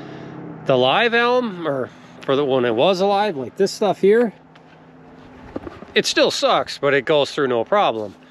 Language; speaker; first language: English; native; English